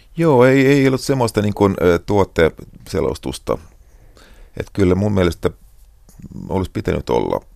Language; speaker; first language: Finnish; non-native, local second language; Swedish